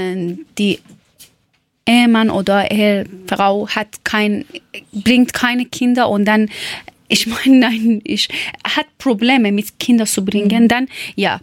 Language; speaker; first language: German; non-native, learner; Persian